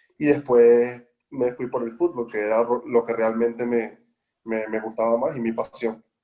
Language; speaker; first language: Spanish; native; Spanish